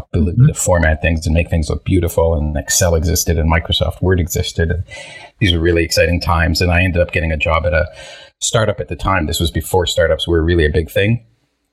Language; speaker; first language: English; early bilingual, other home language; Hebrew